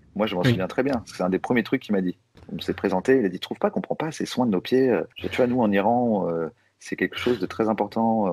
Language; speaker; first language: French; native; French